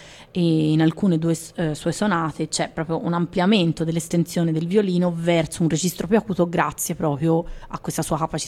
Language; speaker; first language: Italian; native; Italian